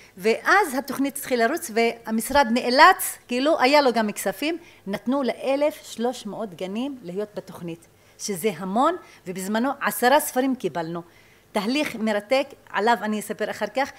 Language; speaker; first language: Hebrew; non-native, local second language; Arabic